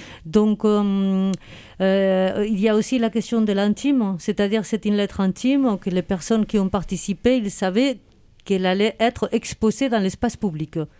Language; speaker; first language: French; non-native, fluent; Spanish